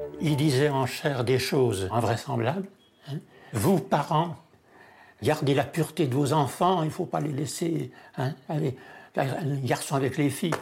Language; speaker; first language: French; native; French